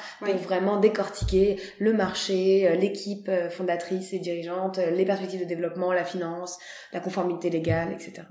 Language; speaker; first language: French; native; French